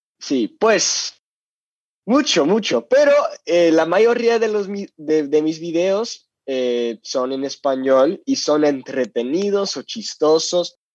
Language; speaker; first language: Spanish; non-native, fluent; English